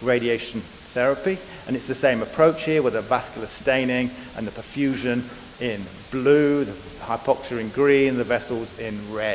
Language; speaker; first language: English; native; English